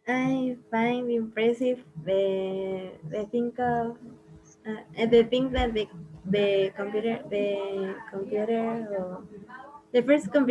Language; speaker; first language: English; non-native, learner; Spanish